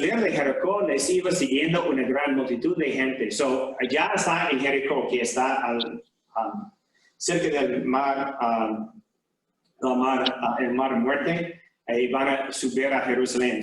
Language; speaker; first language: Spanish; non-native, fluent; English